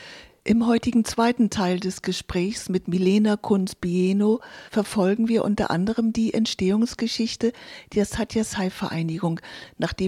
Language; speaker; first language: German; native; German